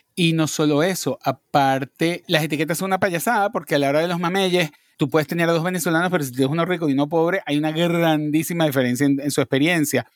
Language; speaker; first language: Spanish; native; Spanish